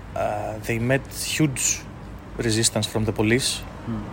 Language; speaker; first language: English; non-native, fluent; Greek